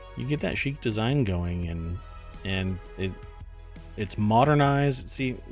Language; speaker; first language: English; non-native, fluent; German